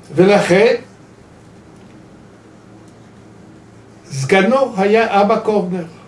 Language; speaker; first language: Hebrew; non-native, fluent; Yiddish